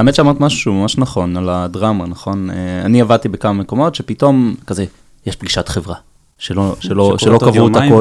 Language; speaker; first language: Hebrew; native; Hebrew